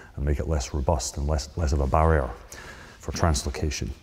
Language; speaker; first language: English; native; English